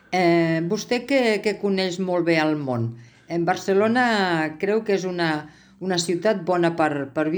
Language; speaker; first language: Catalan; native; Catalan